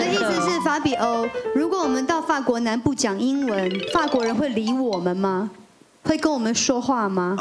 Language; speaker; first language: Chinese; native; Chinese